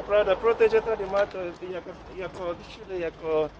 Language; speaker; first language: Czech; non-native, learner; English